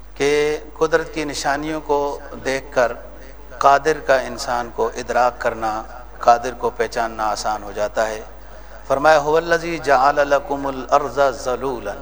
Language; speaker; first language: Urdu; non-native, local second language; Punjabi